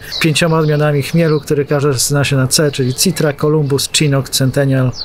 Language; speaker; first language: Polish; native; Polish